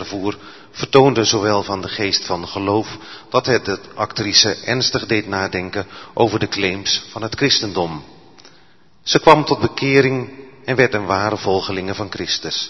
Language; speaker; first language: Dutch; native; Dutch